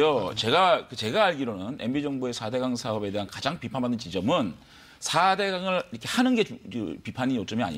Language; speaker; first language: Korean; native; Korean